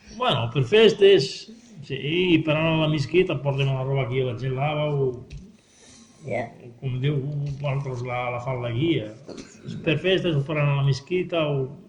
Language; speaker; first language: Catalan; non-native, learner; Arabic